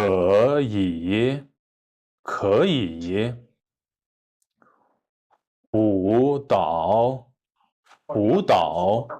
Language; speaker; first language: Chinese; non-native, fluent; Kyrgyz